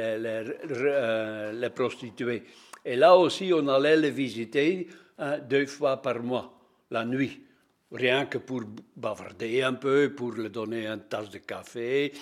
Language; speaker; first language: French; non-native, local second language; Dutch